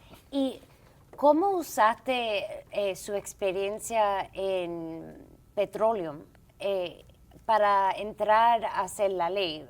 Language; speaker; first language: Spanish; early bilingual, heritage; English